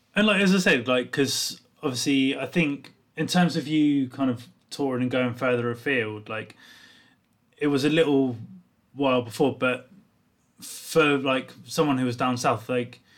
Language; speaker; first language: English; native; English